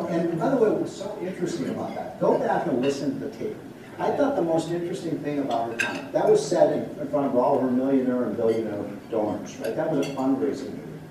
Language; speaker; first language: English; native; English